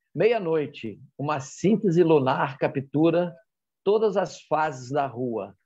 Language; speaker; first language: Portuguese; native; Portuguese